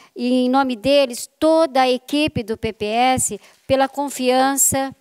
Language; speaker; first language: Portuguese; native; Portuguese